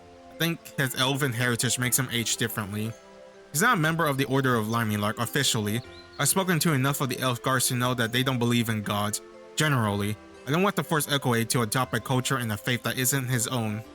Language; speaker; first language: English; native; English